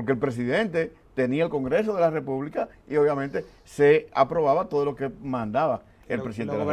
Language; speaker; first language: Spanish; native; Spanish